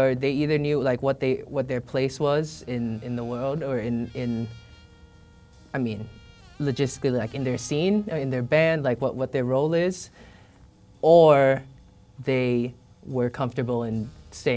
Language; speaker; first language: English; native; English